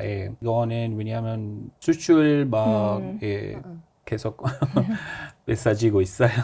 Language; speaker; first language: Korean; non-native, fluent; Arabic